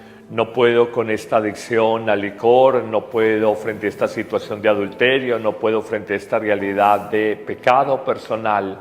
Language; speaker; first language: Spanish; native; Spanish